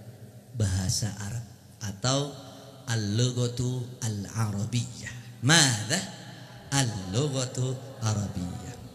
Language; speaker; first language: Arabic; non-native, fluent; Indonesian